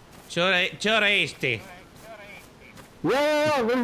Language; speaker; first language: English; non-native, learner; Romanian